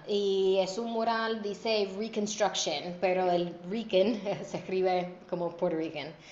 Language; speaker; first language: Spanish; non-native, fluent; English